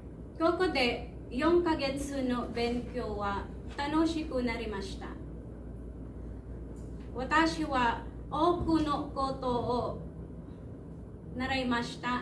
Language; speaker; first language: Japanese; non-native, learner; Filipino